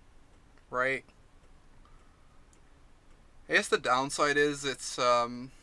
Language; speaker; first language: English; native; English